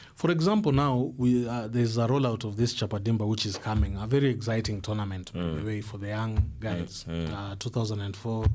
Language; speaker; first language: English; non-native, local second language; Swahili